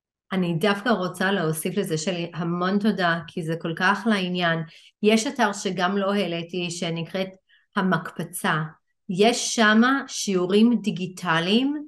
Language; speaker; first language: Hebrew; non-native, fluent; English